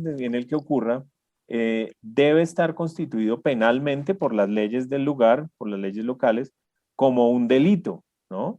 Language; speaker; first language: Spanish; native; Spanish